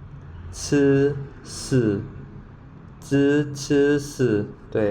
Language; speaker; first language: Chinese; non-native, learner; Khmer